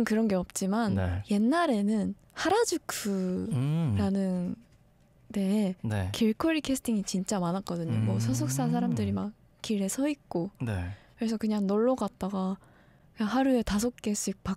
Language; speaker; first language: Korean; non-native, fluent; Japanese